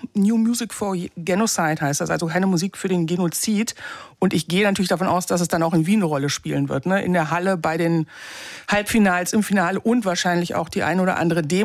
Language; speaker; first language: German; native; German